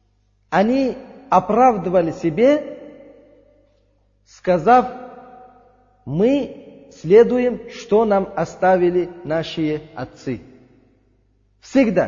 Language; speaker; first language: Russian; non-native, learner; Uzbek